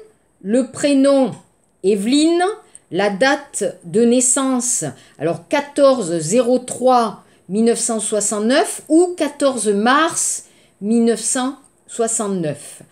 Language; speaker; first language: French; native; French